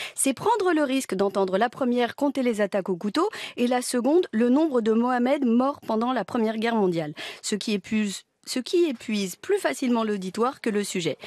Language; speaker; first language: French; native; French